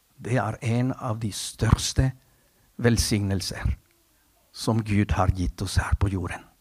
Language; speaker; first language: Norwegian; non-native, fluent; Spanish